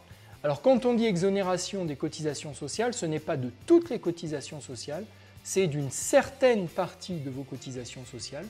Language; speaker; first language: French; native; French